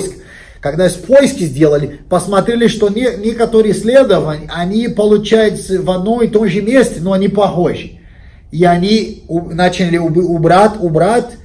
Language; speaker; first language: Russian; non-native, fluent; Portuguese